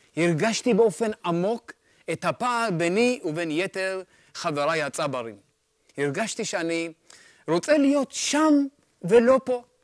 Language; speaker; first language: Hebrew; early bilingual, other home language; Amharic